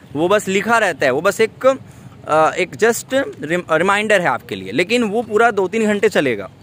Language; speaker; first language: Hindi; native; Hindi